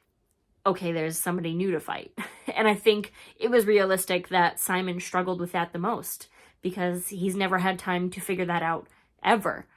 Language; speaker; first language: English; native; English